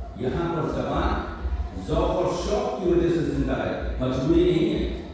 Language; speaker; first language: Urdu; native; Urdu